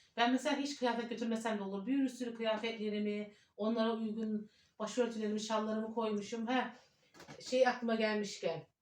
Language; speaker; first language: Turkish; native; Turkish